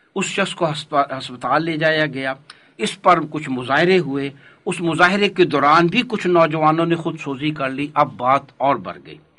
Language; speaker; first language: Hindi; native; Hindi